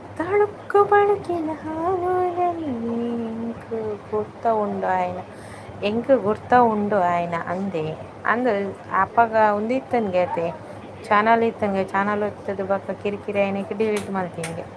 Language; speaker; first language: Kannada; native; Kannada